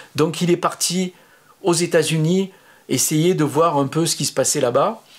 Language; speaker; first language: French; native; French